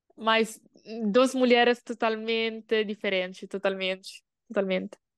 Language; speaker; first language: Portuguese; non-native, learner; Italian